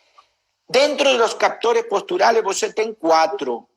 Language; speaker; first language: Portuguese; non-native, learner; Spanish